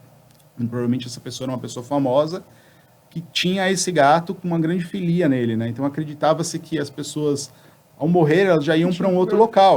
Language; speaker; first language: Portuguese; native; Portuguese